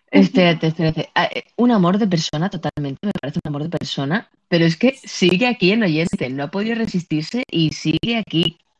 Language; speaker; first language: Spanish; native; Spanish